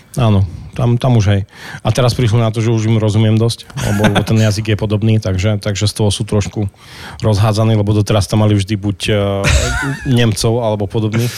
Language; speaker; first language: Slovak; native; Slovak